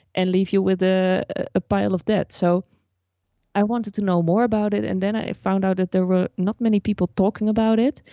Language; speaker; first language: English; non-native, fluent; Dutch